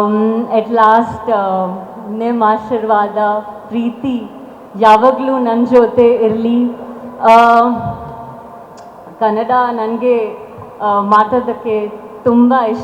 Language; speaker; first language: Kannada; non-native, learner; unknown